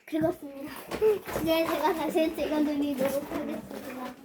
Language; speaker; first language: Korean; native; Korean